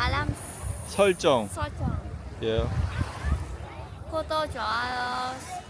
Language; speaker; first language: Korean; non-native, learner; Vietnamese